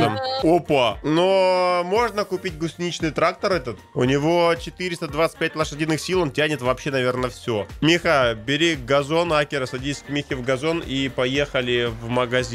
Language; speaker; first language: Russian; native; Russian